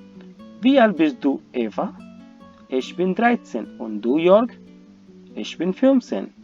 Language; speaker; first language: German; non-native, learner; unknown